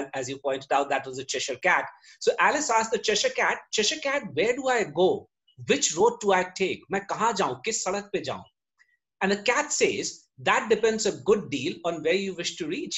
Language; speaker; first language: English; non-native, local second language; Hindi